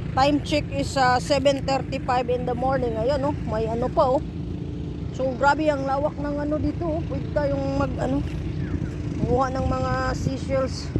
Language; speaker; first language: Filipino; non-native, local second language; Cebuano